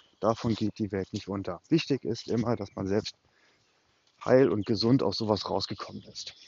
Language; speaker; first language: German; native; German